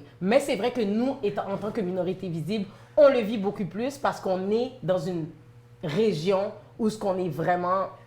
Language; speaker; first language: French; native; French